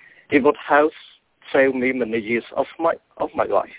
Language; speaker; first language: English; non-native, fluent; Khmer